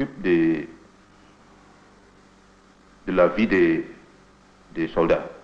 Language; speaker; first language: French; non-native, fluent; Indonesian